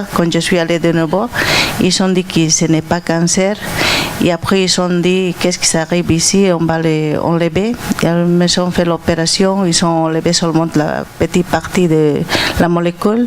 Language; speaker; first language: French; non-native, learner; Portuguese